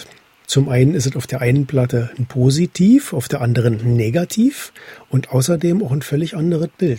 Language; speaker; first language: German; native; German